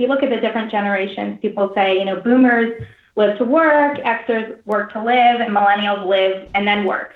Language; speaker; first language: English; native; English